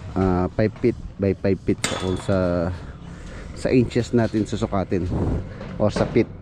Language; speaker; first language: Filipino; non-native, local second language; Pampanga